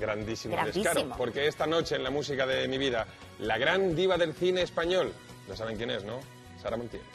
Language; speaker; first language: Spanish; native; Spanish